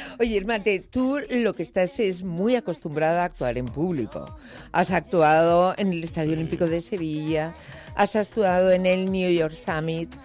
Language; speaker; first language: Spanish; native; Spanish